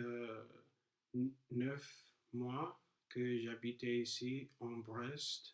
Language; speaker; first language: French; non-native, learner; English